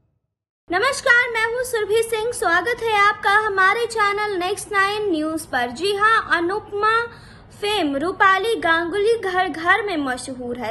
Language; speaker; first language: Hindi; native; Hindi